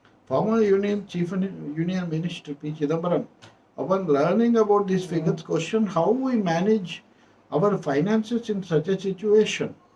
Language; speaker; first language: English; non-native, local second language; Telugu